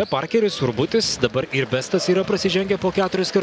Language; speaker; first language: Lithuanian; native; Lithuanian